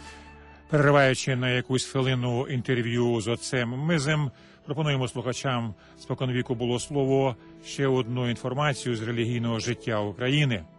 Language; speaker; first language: Ukrainian; native; Ukrainian